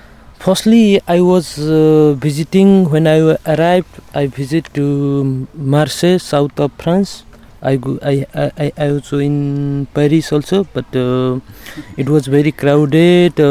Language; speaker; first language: English; non-native, learner; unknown